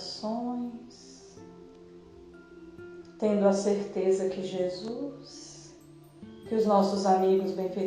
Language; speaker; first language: Portuguese; native; Portuguese